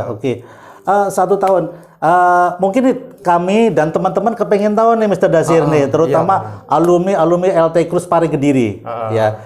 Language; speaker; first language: Indonesian; native; Indonesian